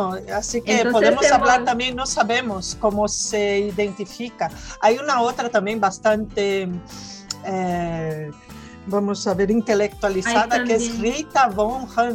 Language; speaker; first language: Spanish; non-native, fluent; Portuguese